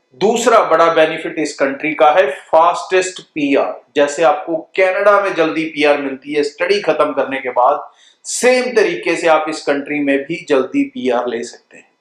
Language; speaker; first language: Hindi; non-native, local second language; Punjabi